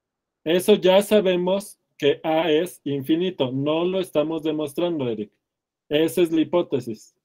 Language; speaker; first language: Spanish; native; Spanish